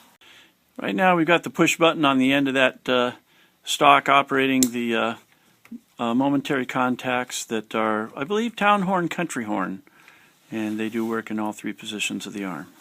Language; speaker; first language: English; native; English